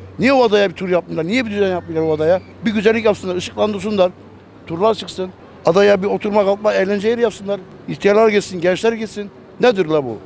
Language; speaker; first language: Turkish; native; Turkish